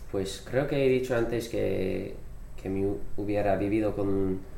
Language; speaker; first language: Spanish; non-native, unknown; English